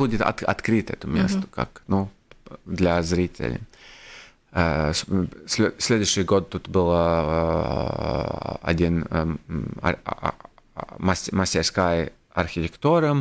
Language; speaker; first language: Russian; non-native, local second language; Latvian